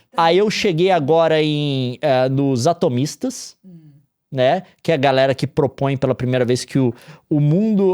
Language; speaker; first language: Portuguese; native; Portuguese